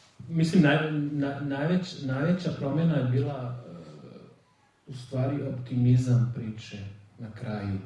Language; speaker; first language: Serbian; early bilingual, heritage; Serbian